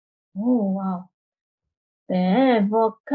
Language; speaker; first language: Swedish; non-native, learner; Chinese